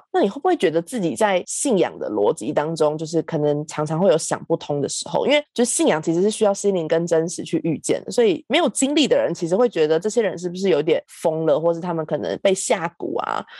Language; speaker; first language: Chinese; native; Chinese